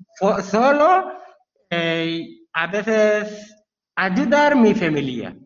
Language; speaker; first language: Spanish; non-native, learner; Bangla